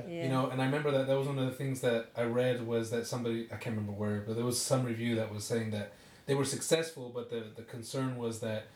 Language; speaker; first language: English; native; English